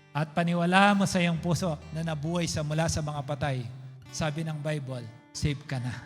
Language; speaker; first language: Filipino; non-native, local second language; Pampanga